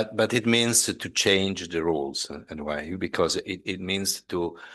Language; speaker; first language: English; non-native, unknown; Italian